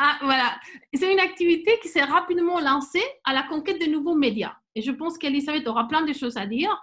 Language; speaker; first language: French; non-native, fluent; Spanish